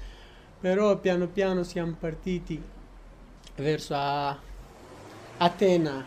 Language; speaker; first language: Italian; non-native, learner; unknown